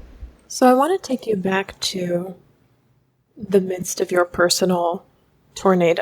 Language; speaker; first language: English; native; English